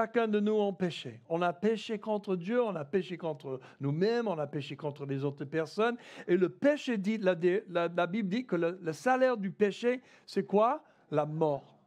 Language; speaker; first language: French; non-native, fluent; English